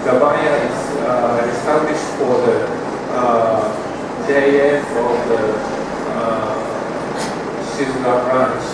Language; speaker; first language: English; non-native, learner; Japanese